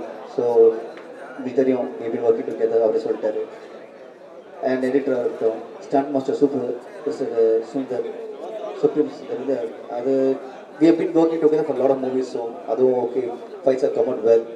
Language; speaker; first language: Tamil; native; Tamil